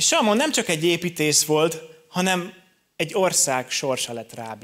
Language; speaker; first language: Hungarian; native; Hungarian